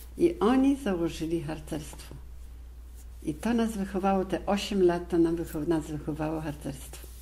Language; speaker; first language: Polish; native; Polish